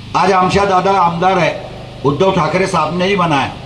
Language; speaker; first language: Hindi; non-native, local second language; Marathi